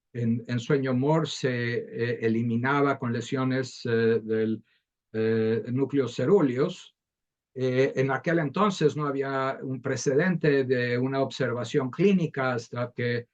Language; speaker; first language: Spanish; native; Spanish